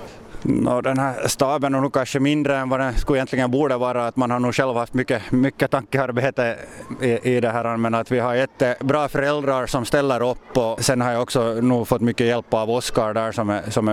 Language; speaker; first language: Swedish; native; Swedish